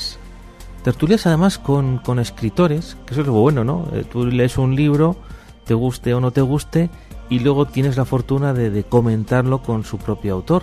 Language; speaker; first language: Spanish; native; Spanish